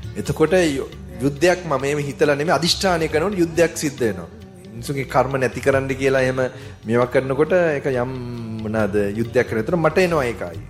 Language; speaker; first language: Sinhala; native; Sinhala